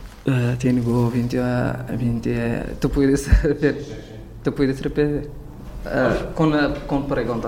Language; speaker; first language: Spanish; non-native, learner; Berber languages